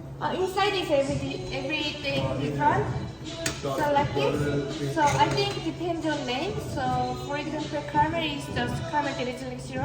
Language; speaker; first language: English; non-native, learner; Korean